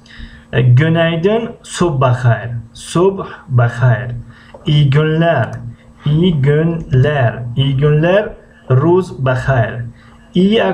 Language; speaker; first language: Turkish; non-native, fluent; Tajik